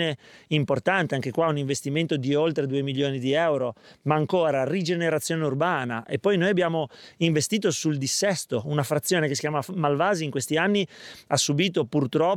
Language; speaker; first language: Italian; native; Italian